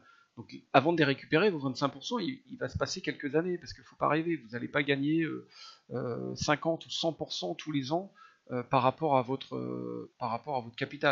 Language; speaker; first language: French; native; French